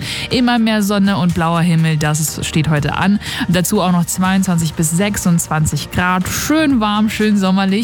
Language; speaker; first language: German; native; German